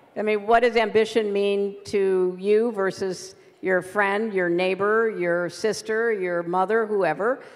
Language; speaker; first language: English; native; English